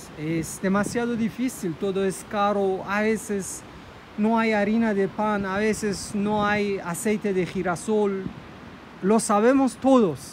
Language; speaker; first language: Spanish; non-native, fluent; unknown